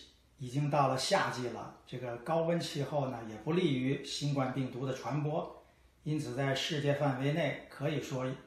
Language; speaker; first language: Chinese; native; Chinese